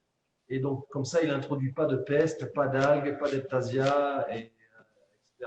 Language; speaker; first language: French; native; French